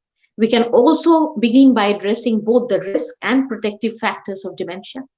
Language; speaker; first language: English; non-native, local second language; Bangla